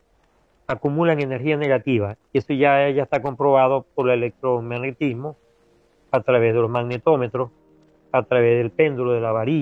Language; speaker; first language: Spanish; native; Spanish